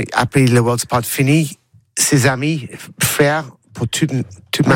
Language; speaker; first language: French; non-native, learner; English